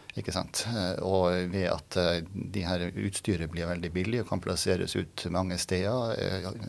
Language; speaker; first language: Norwegian; native; Norwegian